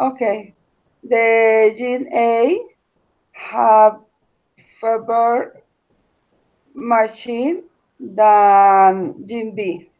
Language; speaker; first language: English; non-native, learner; Spanish